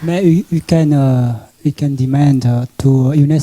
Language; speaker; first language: English; non-native, learner; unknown